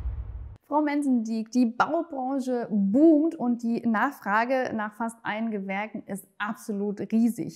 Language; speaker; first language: German; native; German